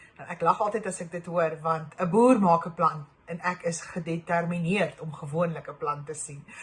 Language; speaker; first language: Afrikaans; native; Afrikaans